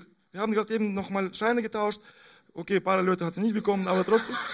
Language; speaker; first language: German; non-native, fluent; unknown